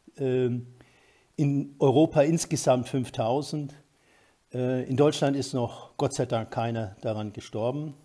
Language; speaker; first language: German; native; German